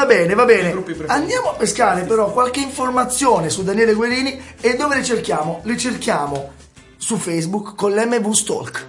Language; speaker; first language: Italian; native; Italian